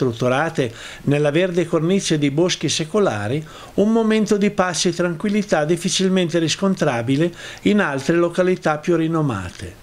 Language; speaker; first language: Italian; native; Italian